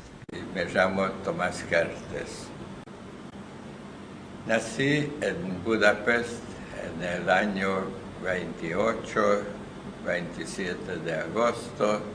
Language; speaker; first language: Spanish; non-native, fluent; Hungarian